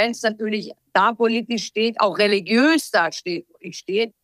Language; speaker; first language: German; early bilingual, heritage; German